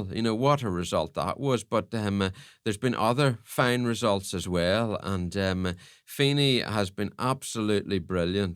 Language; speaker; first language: English; native; English